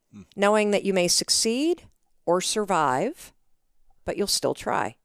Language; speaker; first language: English; native; English